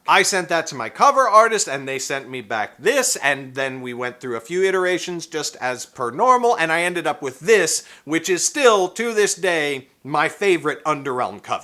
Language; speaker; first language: English; native; English